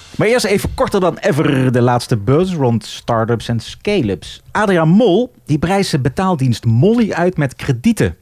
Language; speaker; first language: Dutch; native; Dutch